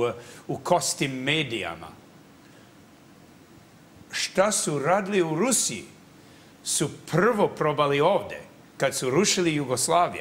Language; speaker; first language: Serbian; early bilingual, heritage; English